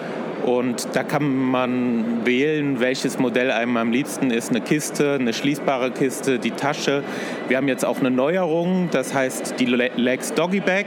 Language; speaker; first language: German; native; German